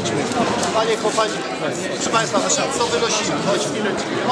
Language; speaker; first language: Polish; native; Polish